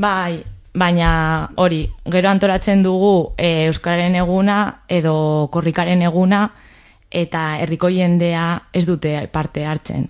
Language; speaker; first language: Basque; non-native, local second language; Spanish